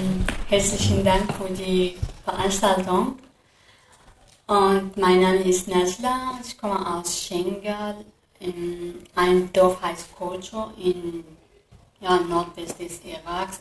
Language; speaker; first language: German; non-native, learner; Kurdish